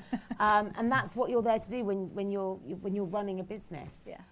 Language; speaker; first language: English; native; English